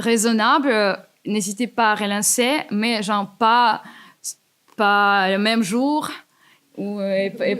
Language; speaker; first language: French; non-native, fluent; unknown